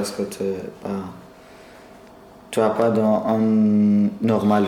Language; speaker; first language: French; non-native, learner; Persian